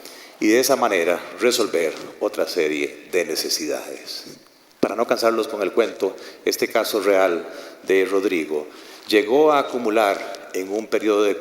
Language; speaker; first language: Spanish; native; Spanish